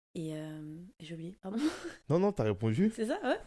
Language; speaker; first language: French; native; French